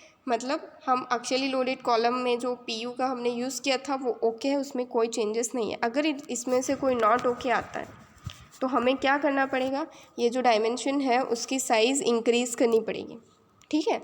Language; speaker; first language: Hindi; native; Hindi